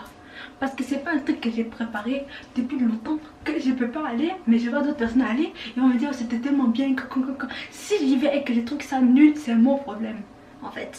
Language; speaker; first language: French; early bilingual, other home language; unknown